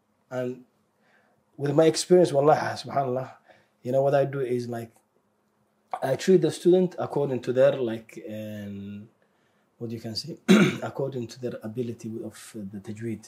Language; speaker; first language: English; non-native, fluent; Somali